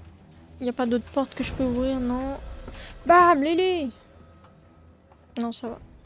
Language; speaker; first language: French; native; French